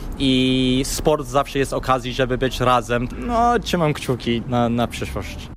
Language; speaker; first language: Polish; non-native, learner; English